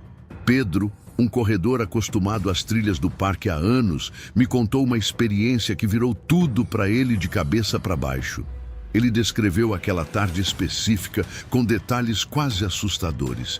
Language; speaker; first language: Portuguese; native; Portuguese